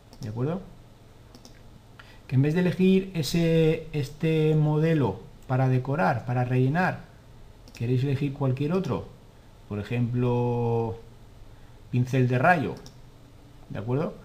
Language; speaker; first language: Spanish; native; Spanish